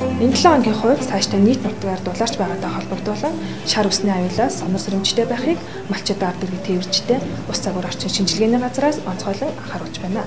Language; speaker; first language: Mongolian; native; Mongolian